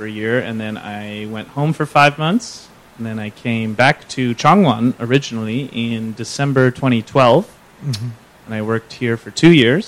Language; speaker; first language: English; native; English